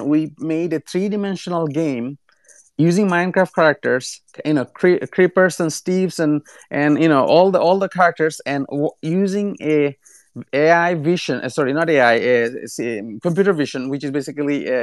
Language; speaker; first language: English; non-native, local second language; Bangla